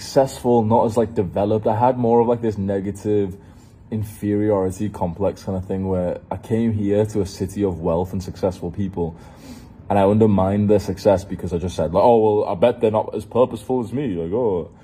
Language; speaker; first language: English; native; English